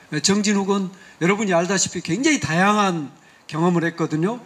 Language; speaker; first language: Korean; native; Korean